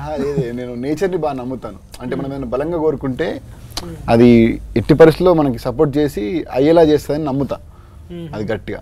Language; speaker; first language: Telugu; native; Telugu